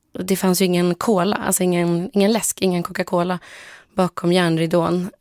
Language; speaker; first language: Swedish; early bilingual, other home language; Polish